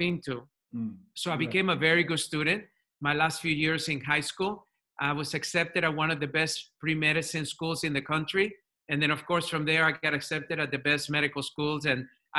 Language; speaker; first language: English; non-native, fluent; Spanish